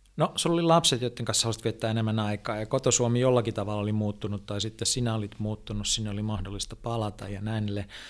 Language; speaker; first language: Finnish; native; Finnish